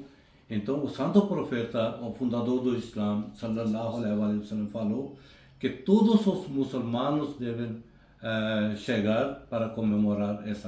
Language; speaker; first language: Portuguese; non-native, fluent; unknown